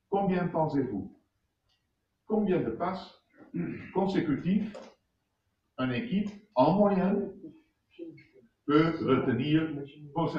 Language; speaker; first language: French; non-native, fluent; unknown